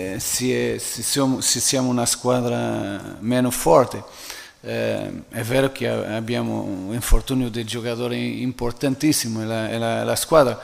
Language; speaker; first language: Italian; non-native, fluent; Portuguese